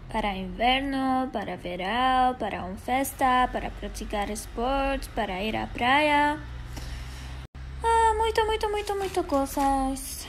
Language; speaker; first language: Portuguese; non-native, learner; Arabic